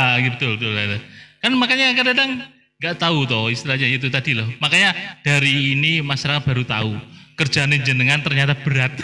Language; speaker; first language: Indonesian; non-native, local second language; Javanese